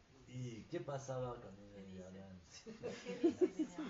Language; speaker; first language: Spanish; non-native, fluent; French